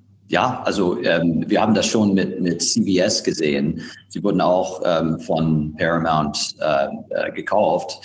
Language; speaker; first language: German; non-native, fluent; English